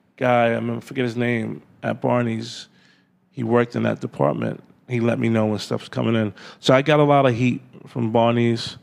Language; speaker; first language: English; native; English